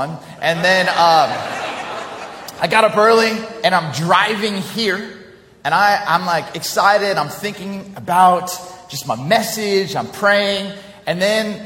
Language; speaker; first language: English; native; English